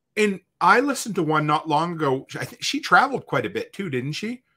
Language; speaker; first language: English; native; English